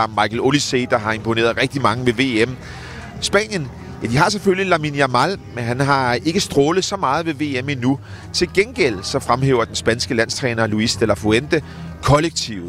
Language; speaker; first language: Danish; native; Danish